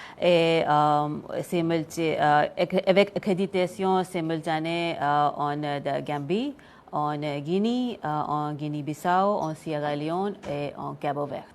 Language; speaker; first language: French; non-native, learner; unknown